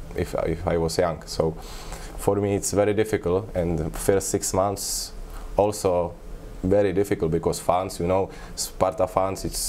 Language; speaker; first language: English; non-native, learner; Czech